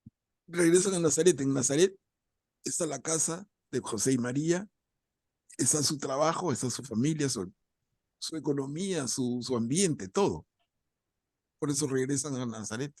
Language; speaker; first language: Spanish; native; Spanish